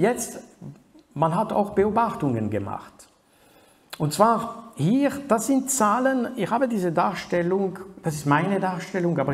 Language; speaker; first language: German; non-native, fluent; French